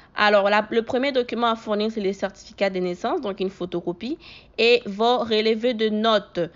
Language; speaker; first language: French; native; French